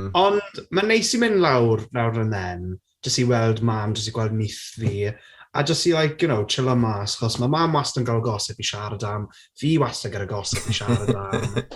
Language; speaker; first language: Welsh; non-native, local second language; English